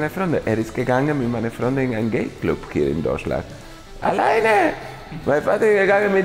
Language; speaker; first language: German; non-native, fluent; Spanish